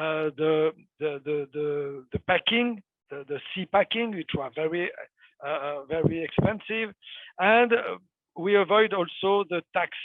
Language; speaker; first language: English; non-native, fluent; French